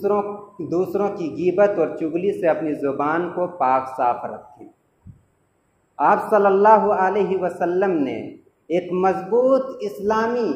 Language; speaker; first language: Urdu; native; Urdu